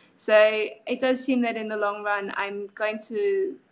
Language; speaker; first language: English; non-native, fluent; French